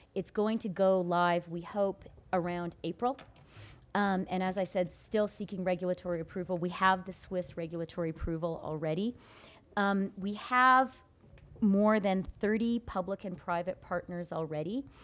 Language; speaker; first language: English; native; English